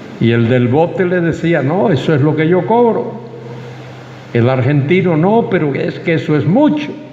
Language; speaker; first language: Spanish; native; Spanish